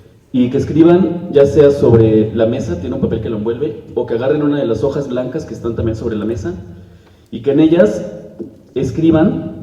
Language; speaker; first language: Spanish; native; Spanish